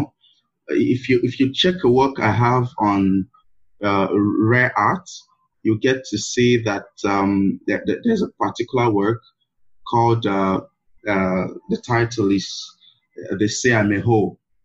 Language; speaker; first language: English; non-native, local second language; Igbo